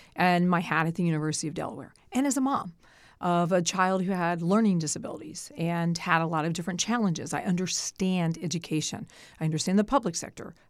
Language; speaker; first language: English; native; English